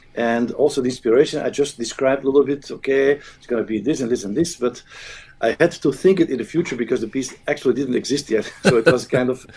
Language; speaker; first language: English; non-native, fluent; Dutch